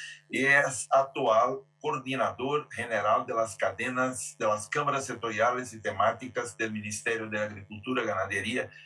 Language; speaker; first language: Spanish; non-native, fluent; Portuguese